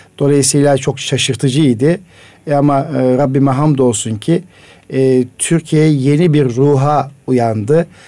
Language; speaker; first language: Turkish; native; Turkish